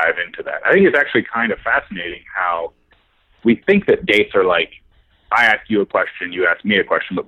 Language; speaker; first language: English; native; English